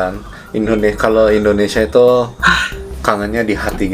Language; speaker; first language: Indonesian; early bilingual, other home language; Korean